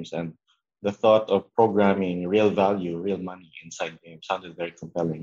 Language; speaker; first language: English; non-native, local second language; Filipino